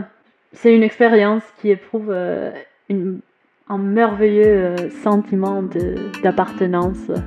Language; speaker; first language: French; non-native, fluent; Greek